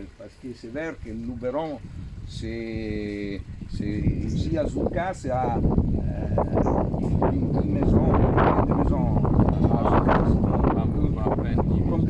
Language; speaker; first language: French; non-native, learner; Italian